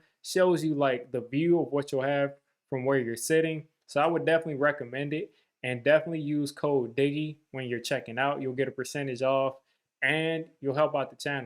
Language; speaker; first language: English; native; English